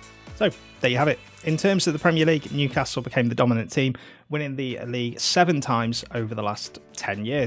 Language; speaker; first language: English; native; English